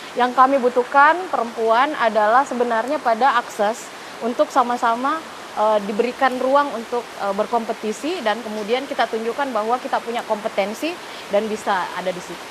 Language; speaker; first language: Indonesian; native; Indonesian